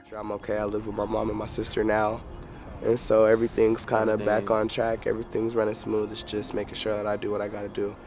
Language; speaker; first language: English; native; English